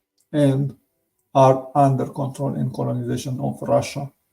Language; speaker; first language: English; non-native, learner; Romanian